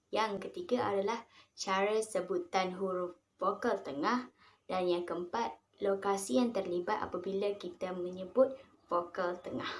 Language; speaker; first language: Malay; native; Malay